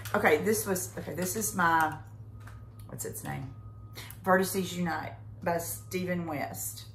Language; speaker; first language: English; native; English